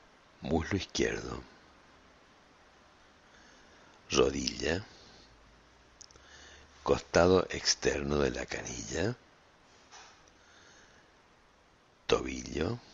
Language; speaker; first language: Spanish; native; Spanish